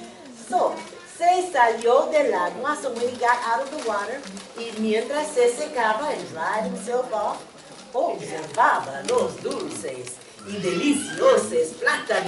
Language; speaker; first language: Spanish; non-native, learner; English